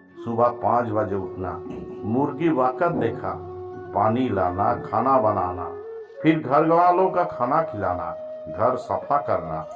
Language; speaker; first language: Hindi; non-native, local second language; Bangla